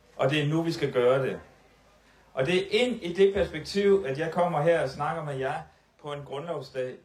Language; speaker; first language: Danish; native; Danish